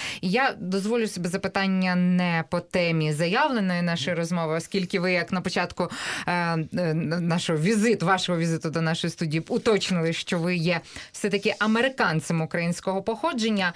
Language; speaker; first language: Ukrainian; native; Ukrainian